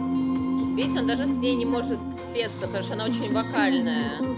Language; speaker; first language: Russian; native; Russian